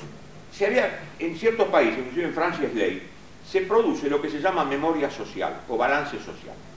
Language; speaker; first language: Spanish; native; Spanish